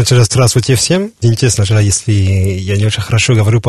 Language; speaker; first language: Russian; non-native, learner; French